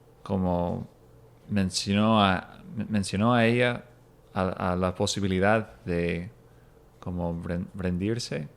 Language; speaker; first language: Spanish; non-native, fluent; English